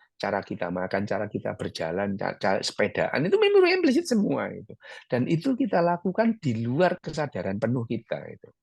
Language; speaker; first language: Indonesian; early bilingual, other home language; Arabic